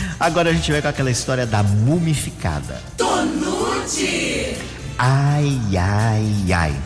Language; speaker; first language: Portuguese; native; Portuguese